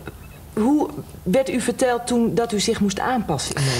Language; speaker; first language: Dutch; native; Dutch